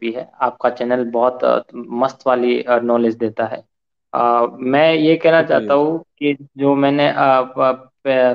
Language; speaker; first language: Hindi; native; Hindi